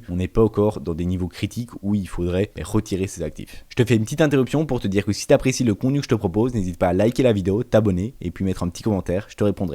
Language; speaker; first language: French; native; French